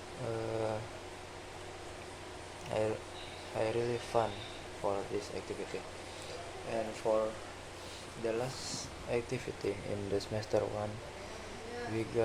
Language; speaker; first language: English; non-native, learner; Indonesian